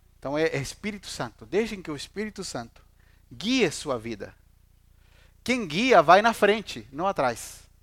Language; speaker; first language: Portuguese; non-native, fluent; Spanish